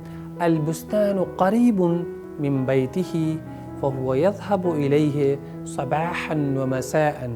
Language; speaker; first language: Arabic; non-native, fluent; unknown